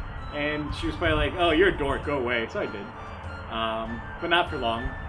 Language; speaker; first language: English; native; English